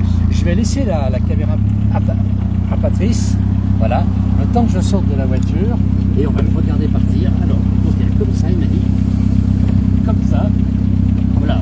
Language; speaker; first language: French; native; French